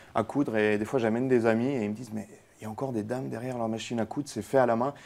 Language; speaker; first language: French; native; French